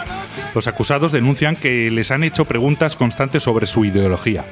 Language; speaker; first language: Spanish; native; Spanish